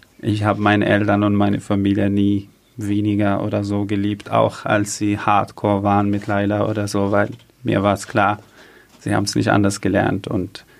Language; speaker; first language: German; early bilingual, other home language; Arabic